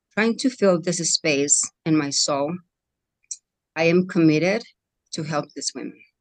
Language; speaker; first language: English; non-native, fluent; Spanish